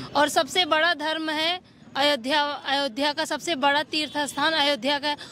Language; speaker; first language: Hindi; native; Hindi